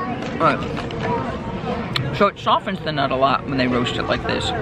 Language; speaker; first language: English; native; English